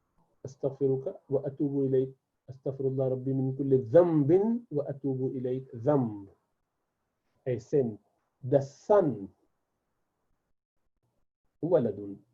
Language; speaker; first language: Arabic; non-native, fluent; Urdu